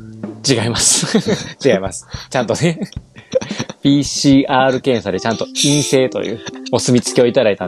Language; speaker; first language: Japanese; native; Japanese